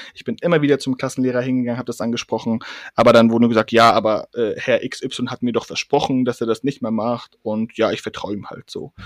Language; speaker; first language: German; early bilingual, other home language; Persian